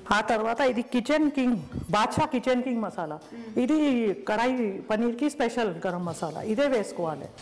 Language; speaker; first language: Telugu; non-native, local second language; Hindi